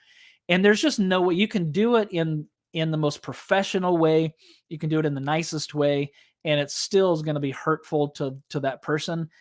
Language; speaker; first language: English; native; English